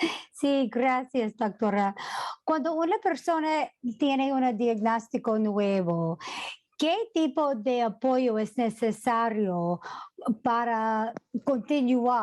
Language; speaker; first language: Spanish; non-native, fluent; English